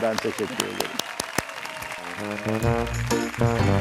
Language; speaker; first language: Turkish; native; Turkish